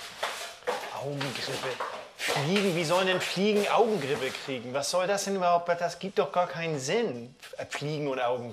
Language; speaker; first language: German; native; German